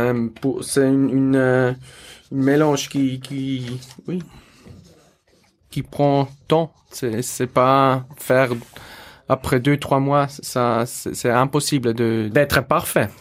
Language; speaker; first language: French; non-native, local second language; German